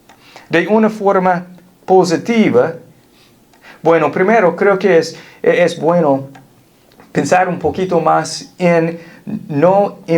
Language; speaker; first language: Spanish; non-native, fluent; English